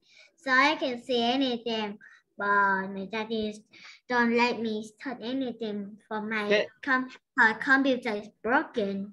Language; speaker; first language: English; non-native, learner; Vietnamese